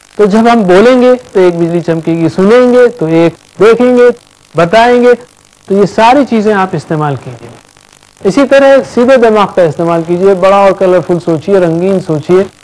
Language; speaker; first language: Hindi; non-native, local second language; Urdu